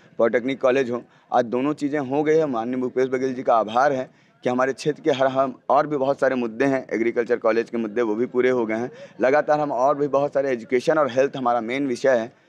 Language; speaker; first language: Hindi; native; Hindi